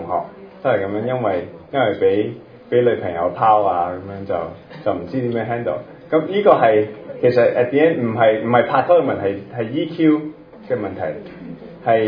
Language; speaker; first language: Cantonese; early bilingual, other home language; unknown